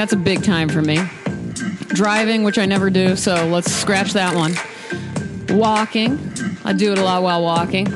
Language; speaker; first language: English; native; English